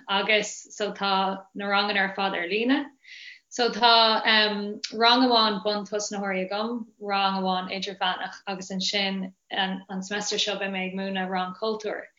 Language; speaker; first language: Irish; non-native, local second language; English